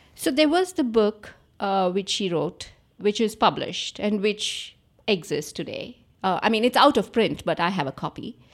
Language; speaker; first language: English; non-native, local second language; Telugu